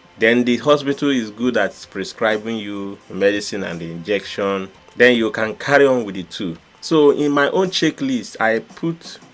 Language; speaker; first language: Nigerian Pidgin; non-native, local second language; Igbo